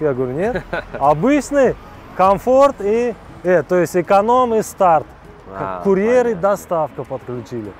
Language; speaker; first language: Russian; non-native, local second language; Uzbek